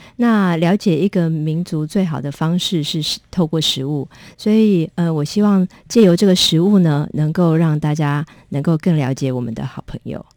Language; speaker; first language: Chinese; native; Chinese